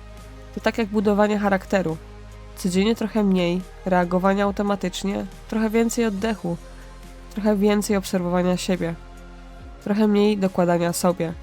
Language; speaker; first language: Polish; native; Polish